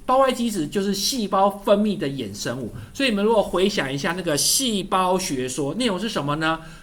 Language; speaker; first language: Chinese; native; Chinese